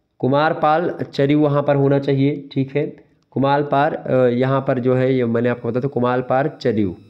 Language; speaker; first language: Hindi; native; Hindi